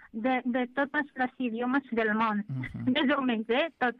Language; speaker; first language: Catalan; non-native, fluent; Arabic